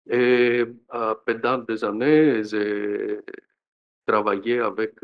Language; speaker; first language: French; non-native, fluent; Greek